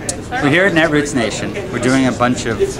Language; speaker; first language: English; native; English